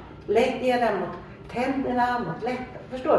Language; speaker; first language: Swedish; native; Swedish